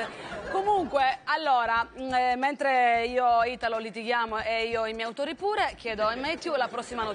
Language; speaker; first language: Italian; native; Italian